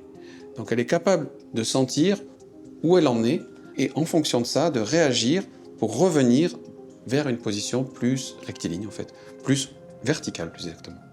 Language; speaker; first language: French; native; French